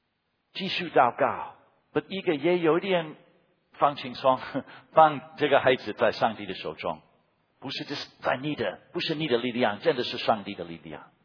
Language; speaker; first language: Chinese; non-native, fluent; English